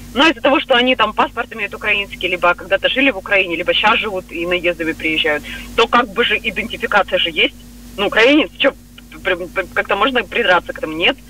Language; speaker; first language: Russian; native; Russian